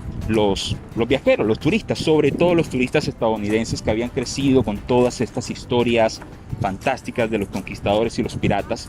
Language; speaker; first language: Spanish; native; Spanish